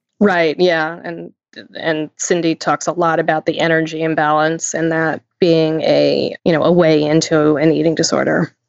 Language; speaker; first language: English; native; English